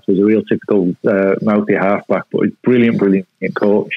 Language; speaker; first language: English; native; English